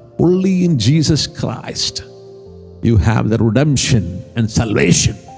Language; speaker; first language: English; non-native, local second language; Malayalam